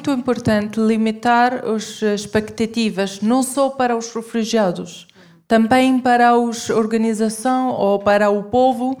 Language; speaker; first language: Portuguese; non-native, fluent; Arabic